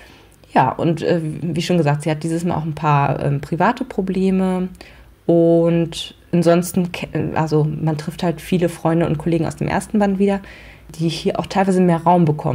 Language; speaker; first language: German; native; German